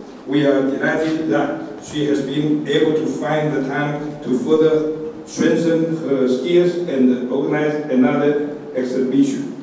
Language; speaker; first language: English; non-native, fluent; Chinese